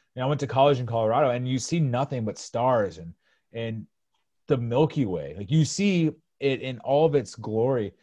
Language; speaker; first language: English; native; English